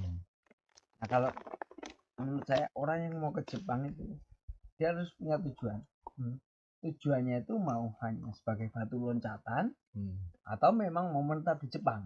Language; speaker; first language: Indonesian; native; Indonesian